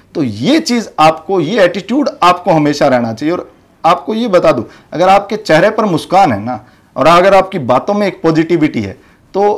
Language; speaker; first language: Hindi; native; Hindi